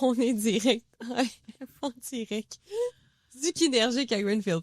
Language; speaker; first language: French; native; French